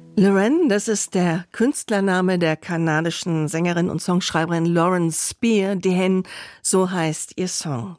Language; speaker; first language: German; native; German